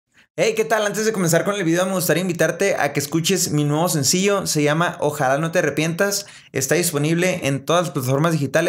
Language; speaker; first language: Spanish; native; Spanish